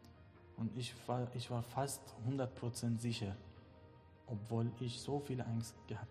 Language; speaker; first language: German; non-native, learner; Persian